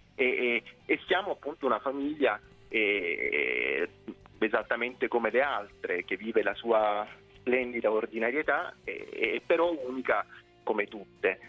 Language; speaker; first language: Italian; native; Italian